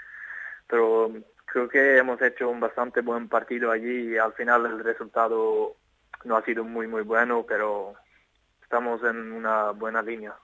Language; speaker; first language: Spanish; non-native, fluent; Swedish